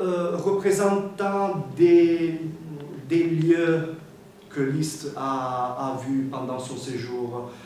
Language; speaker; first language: French; non-native, fluent; Italian